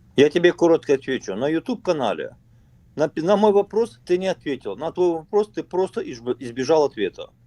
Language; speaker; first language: Russian; native; Russian